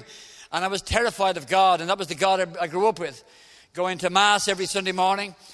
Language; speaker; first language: English; native; English